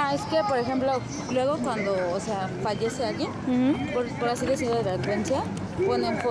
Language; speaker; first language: Spanish; native; Spanish